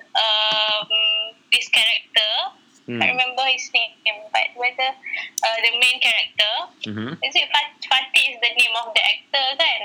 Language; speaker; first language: English; non-native, local second language; Malay